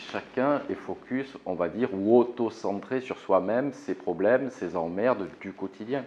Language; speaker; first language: French; native; French